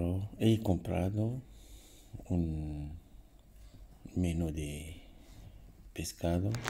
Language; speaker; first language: Spanish; non-native, fluent; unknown